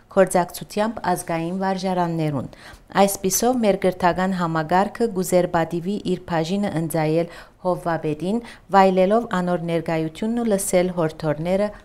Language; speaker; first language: Armenian; early bilingual, heritage; Armenian